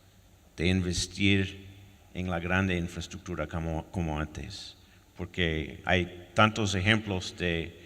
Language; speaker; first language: Spanish; non-native, fluent; French